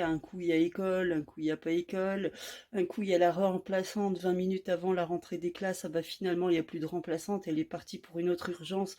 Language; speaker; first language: French; native; French